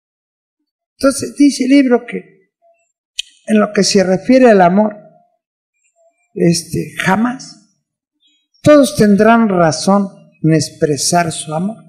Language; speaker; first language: Spanish; native; Spanish